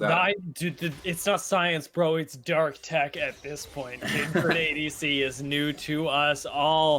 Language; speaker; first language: English; native; English